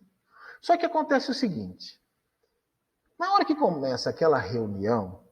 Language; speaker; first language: Portuguese; native; Portuguese